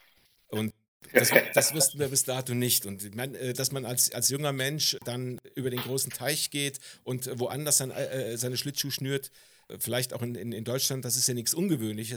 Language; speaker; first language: German; native; German